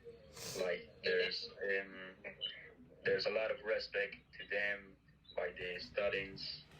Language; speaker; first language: English; non-native, fluent; Spanish